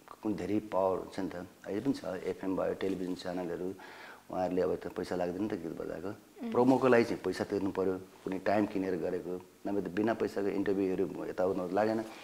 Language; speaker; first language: Nepali; native; Nepali